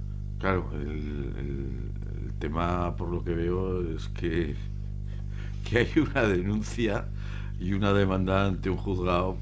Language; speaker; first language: Spanish; native; Spanish